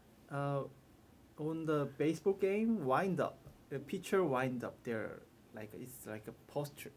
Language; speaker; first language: English; non-native, learner; Korean